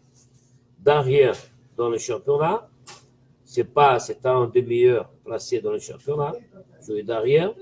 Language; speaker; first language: French; non-native, fluent; Portuguese